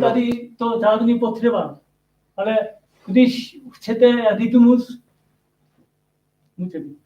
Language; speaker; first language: Czech; non-native, learner; Korean